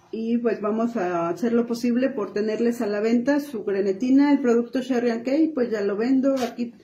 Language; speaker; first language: Spanish; native; Spanish